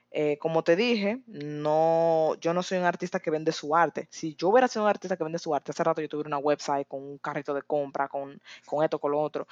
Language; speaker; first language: Spanish; native; Spanish